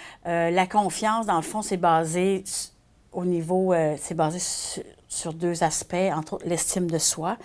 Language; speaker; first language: French; native; French